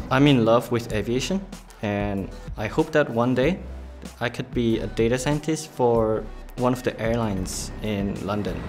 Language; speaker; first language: English; non-native, local second language; Chinese